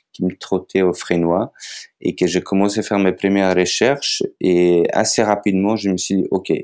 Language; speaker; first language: French; non-native, fluent; Macedonian